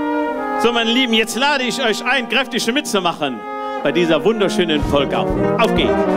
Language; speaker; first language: German; native; German